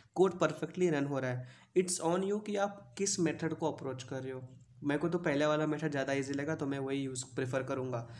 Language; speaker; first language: Hindi; native; Hindi